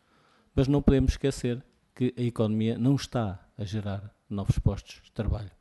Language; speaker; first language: Portuguese; native; Portuguese